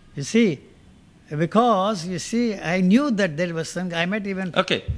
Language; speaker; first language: English; non-native, local second language; Telugu